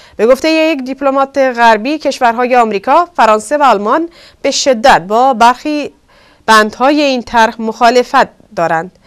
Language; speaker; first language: Persian; non-native, local second language; Kurdish